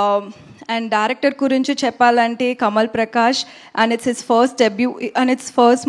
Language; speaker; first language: Telugu; non-native, learner; Tamil